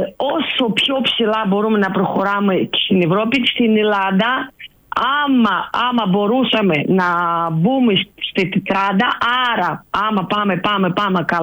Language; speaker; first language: Greek; non-native, learner; Russian